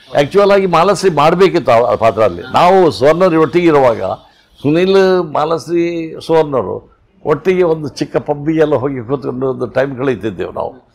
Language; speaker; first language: Kannada; non-native, local second language; Tulu